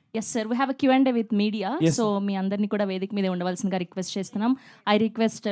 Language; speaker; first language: Telugu; native; Telugu